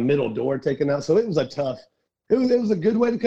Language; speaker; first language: English; native; English